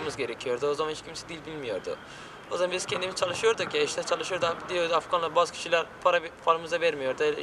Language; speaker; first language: Turkish; non-native, learner; Persian